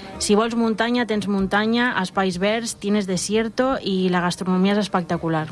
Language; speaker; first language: Catalan; non-native, local second language; Spanish